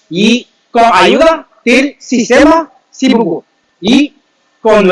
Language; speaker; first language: Spanish; non-native, learner; Chinese